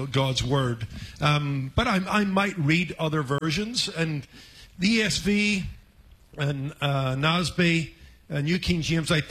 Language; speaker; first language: English; native; English